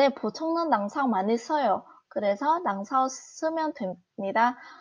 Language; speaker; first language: Korean; non-native, fluent; Vietnamese